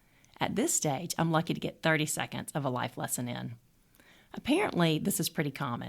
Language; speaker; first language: English; native; English